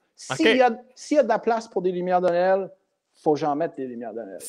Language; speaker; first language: French; non-native, local second language; English